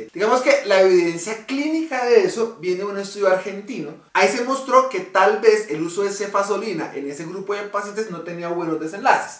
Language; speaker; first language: Spanish; native; Spanish